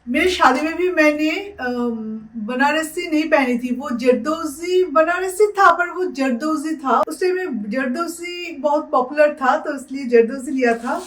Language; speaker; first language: Hindi; non-native, local second language; Bangla